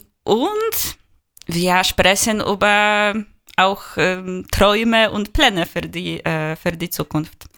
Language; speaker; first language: German; non-native, fluent; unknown